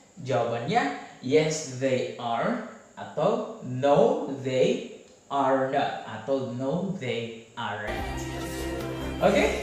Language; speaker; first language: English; non-native, fluent; Indonesian